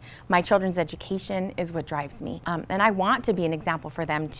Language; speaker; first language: English; native; English